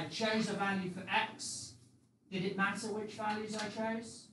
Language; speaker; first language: English; native; English